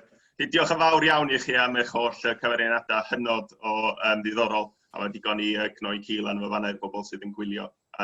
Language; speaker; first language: Welsh; native; Welsh